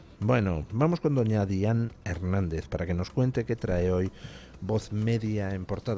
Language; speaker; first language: Spanish; native; Spanish